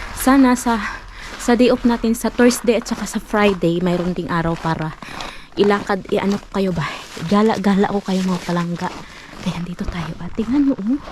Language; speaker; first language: Filipino; non-native, local second language; Cebuano